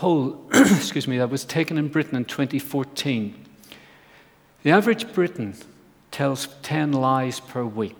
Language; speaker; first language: English; native; English